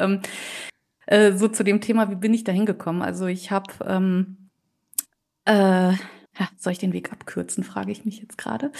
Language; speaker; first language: German; native; German